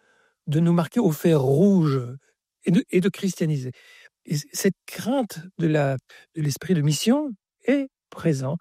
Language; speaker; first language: French; native; French